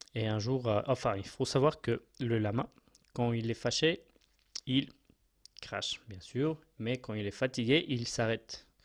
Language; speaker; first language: French; non-native, fluent; Spanish